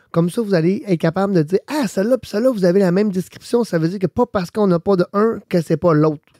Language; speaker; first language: French; native; French